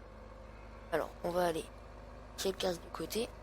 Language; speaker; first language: French; native; French